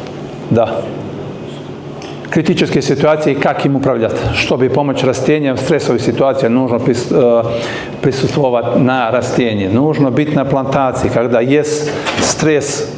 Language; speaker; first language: Russian; non-native, learner; Serbian